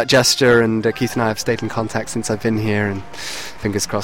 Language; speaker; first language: English; native; English